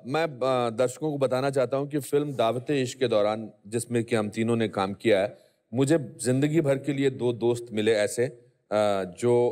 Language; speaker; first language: Hindi; native; Hindi